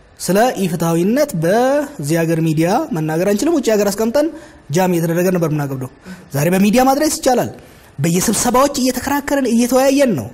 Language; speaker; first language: Amharic; non-native, local second language; Oromo